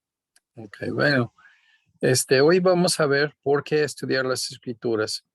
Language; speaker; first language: Spanish; non-native, fluent; English